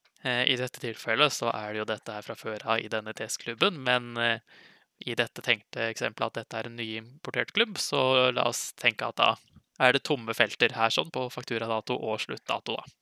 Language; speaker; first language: Norwegian; native; Norwegian